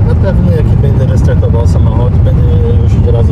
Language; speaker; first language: Polish; non-native, learner; Portuguese